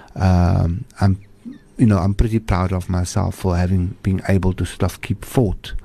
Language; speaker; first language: English; native; English